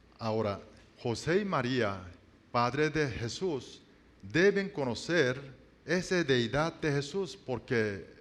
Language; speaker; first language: Spanish; non-native, learner; Korean